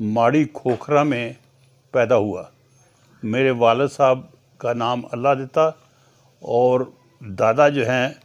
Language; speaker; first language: Urdu; non-native, local second language; Punjabi